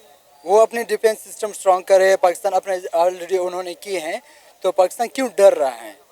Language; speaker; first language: Hindi; non-native, local second language; Pashto